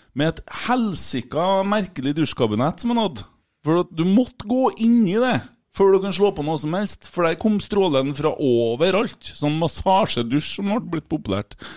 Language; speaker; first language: Norwegian; native; Norwegian